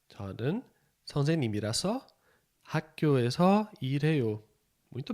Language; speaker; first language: Korean; non-native, fluent; Portuguese